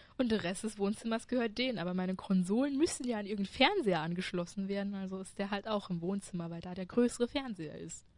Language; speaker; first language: German; early bilingual, other home language; Chinese